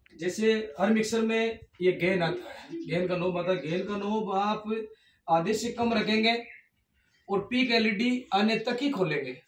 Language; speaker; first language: Hindi; non-native, local second language; Rajasthani